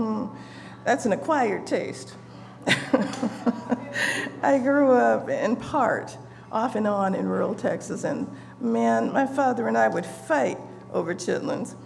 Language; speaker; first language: English; native; English